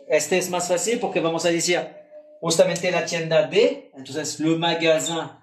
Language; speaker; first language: Spanish; non-native, fluent; French